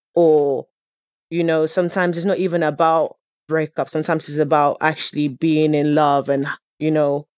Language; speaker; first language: English; early bilingual, other home language; Dutch